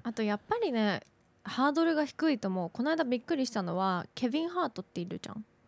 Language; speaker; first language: Japanese; native; Japanese